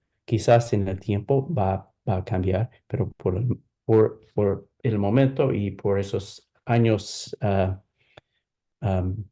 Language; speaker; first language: Spanish; non-native, fluent; English